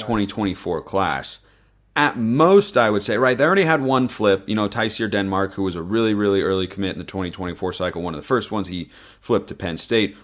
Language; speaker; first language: English; native; English